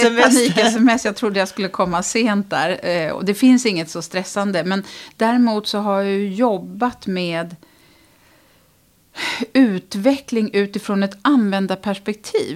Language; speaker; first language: Swedish; native; Swedish